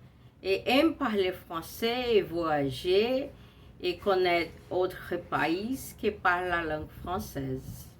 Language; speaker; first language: French; non-native, learner; Portuguese